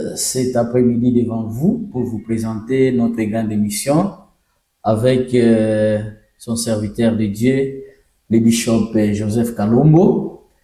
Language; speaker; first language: French; non-native, local second language; Swahili